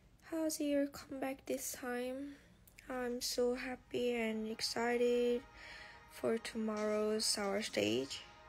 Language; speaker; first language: English; non-native, learner; Korean